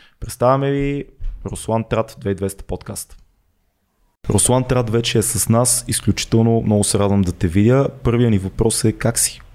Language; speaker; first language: Bulgarian; native; Bulgarian